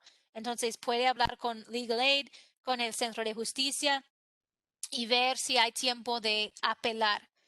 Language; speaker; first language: Spanish; non-native, fluent; English